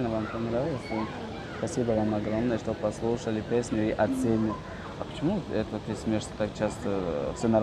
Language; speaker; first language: Russian; non-native, local second language; Tajik